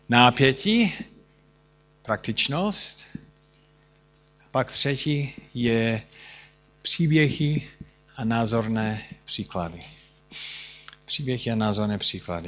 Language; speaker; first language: Czech; non-native, fluent; English